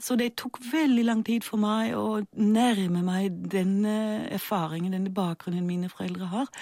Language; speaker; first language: Norwegian; non-native, fluent; German